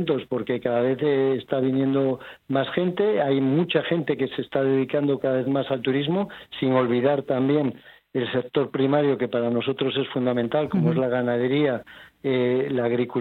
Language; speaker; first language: Spanish; native; Spanish